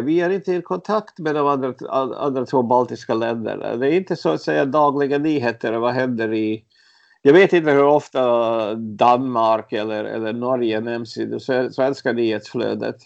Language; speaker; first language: Swedish; early bilingual, other home language; Latvian